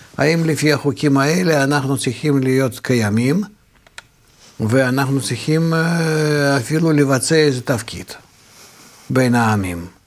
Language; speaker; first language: Hebrew; non-native, fluent; Russian